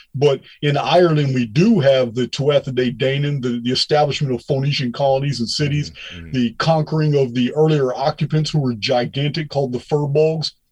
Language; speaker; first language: English; native; English